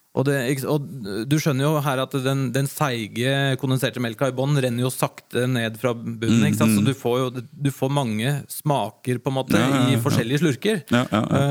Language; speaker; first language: Norwegian; native; Norwegian